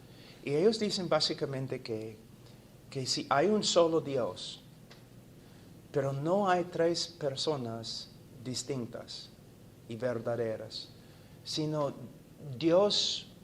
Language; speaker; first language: Spanish; non-native, fluent; English